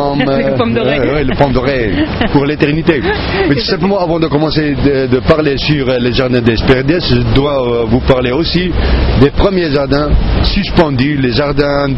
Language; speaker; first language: French; non-native, fluent; Arabic